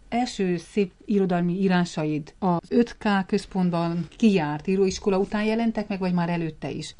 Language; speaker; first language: Hungarian; native; Hungarian